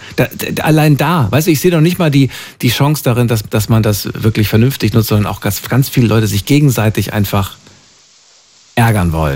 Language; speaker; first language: German; native; German